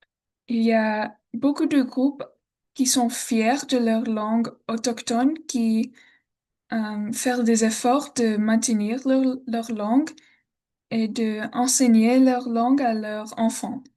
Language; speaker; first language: French; non-native, learner; English